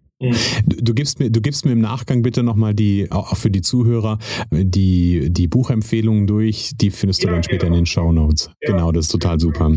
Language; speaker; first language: German; native; German